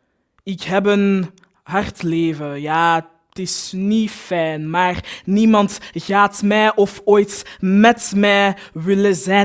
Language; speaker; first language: Dutch; early bilingual, other home language; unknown